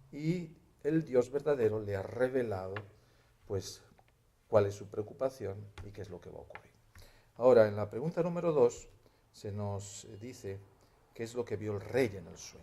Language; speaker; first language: Spanish; native; Spanish